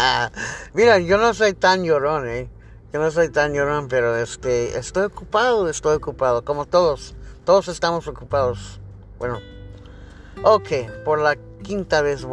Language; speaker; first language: Spanish; early bilingual, heritage; English